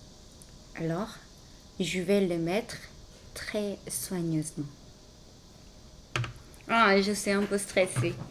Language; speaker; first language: French; non-native, fluent; Korean